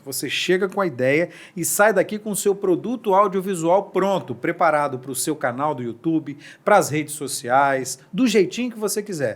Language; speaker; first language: Portuguese; native; Portuguese